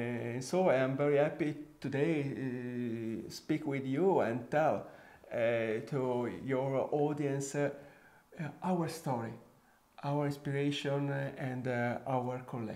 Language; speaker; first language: English; non-native, fluent; Italian